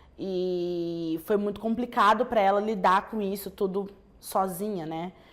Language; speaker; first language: Portuguese; early bilingual, other home language; French